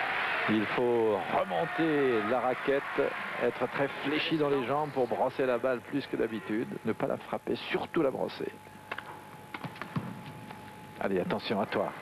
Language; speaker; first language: French; native; French